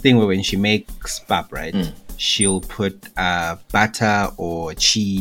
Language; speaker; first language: English; non-native, local second language; Shona